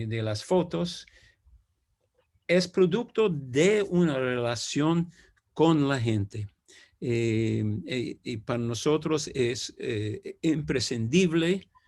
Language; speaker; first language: Spanish; non-native, fluent; English